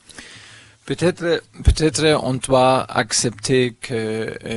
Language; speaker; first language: French; non-native, fluent; German